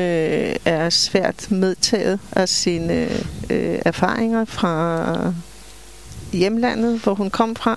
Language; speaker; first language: Danish; non-native, fluent; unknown